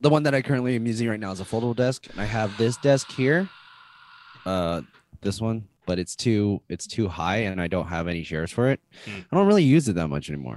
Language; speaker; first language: English; native; English